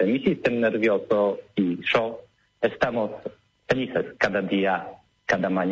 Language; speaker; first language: Spanish; non-native, learner; Polish